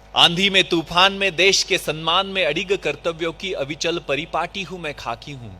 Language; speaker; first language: Hindi; non-native, local second language; Marathi